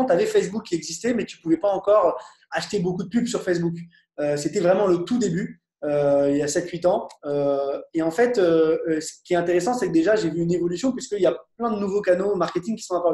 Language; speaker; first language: French; native; French